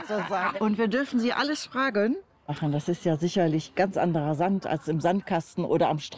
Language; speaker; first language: German; native; German